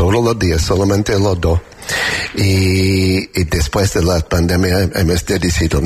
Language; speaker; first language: Spanish; non-native, learner; English